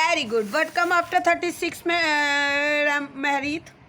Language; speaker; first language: English; non-native, local second language; Hindi